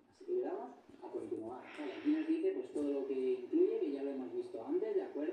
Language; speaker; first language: Spanish; native; Spanish